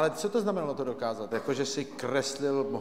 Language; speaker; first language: Czech; native; Czech